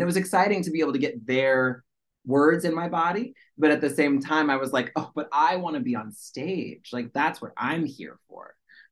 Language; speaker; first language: English; early bilingual, other home language; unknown